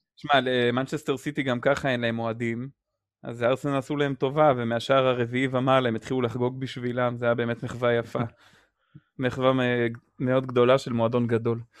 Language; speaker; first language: Hebrew; native; Hebrew